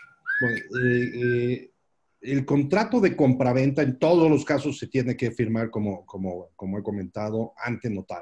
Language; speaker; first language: Spanish; native; Spanish